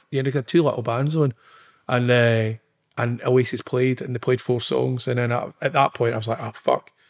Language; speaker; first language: English; native; English